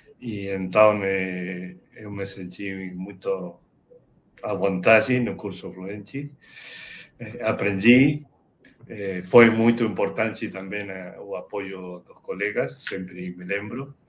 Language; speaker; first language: Portuguese; non-native, fluent; Spanish